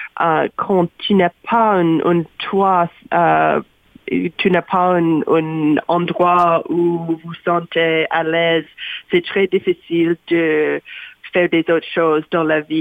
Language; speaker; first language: French; non-native, learner; English